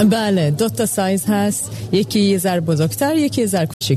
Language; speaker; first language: Persian; early bilingual, heritage; Persian